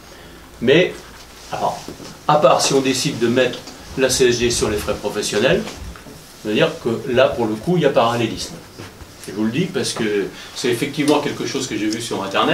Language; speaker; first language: French; native; French